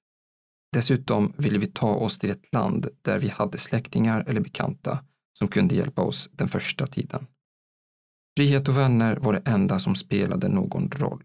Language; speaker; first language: Swedish; non-native, fluent; Arabic